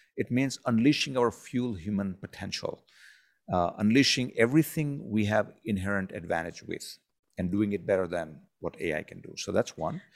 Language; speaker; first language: English; non-native, local second language; Gujarati